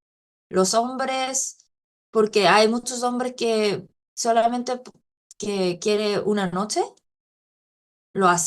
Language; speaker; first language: Spanish; non-native, fluent; Korean